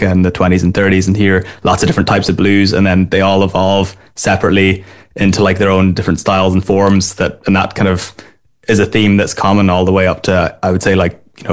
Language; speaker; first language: English; native; English